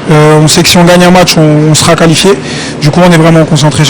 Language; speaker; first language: French; native; French